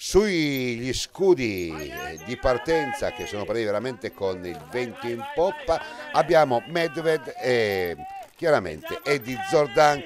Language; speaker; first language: Italian; native; Italian